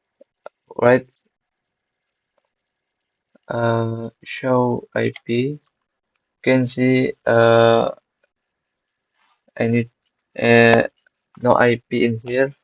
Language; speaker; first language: English; non-native, learner; Indonesian